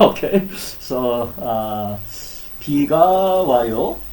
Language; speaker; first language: Korean; non-native, fluent; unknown